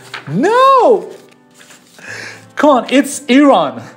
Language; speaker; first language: English; non-native, learner; Persian